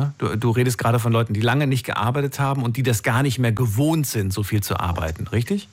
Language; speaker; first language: German; native; German